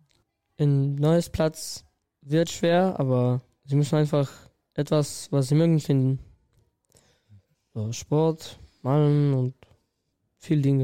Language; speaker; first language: German; non-native, learner; Russian